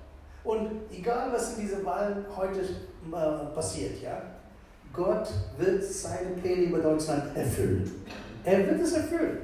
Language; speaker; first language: German; non-native, fluent; Tamil